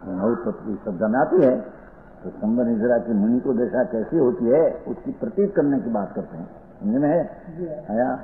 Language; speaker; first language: Hindi; non-native, local second language; Gujarati